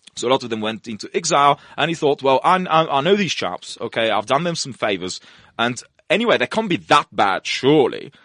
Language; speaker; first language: English; non-native, fluent; Russian